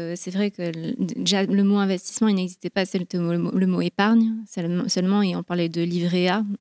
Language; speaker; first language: French; native; French